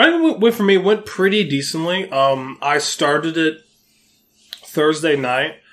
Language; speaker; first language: English; native; English